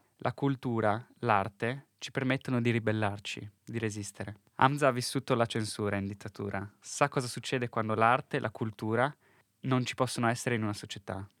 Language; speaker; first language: Italian; native; Italian